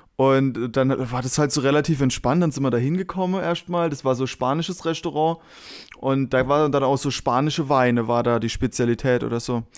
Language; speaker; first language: German; native; German